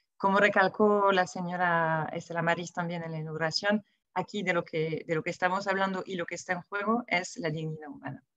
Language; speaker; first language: Spanish; non-native, fluent; French